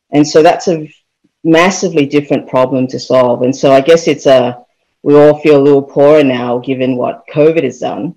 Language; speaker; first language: English; native; English